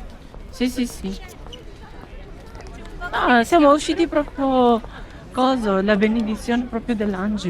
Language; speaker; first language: Italian; non-native, learner; Filipino